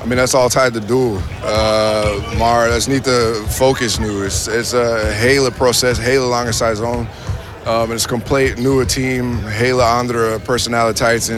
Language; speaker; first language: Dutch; non-native, learner; English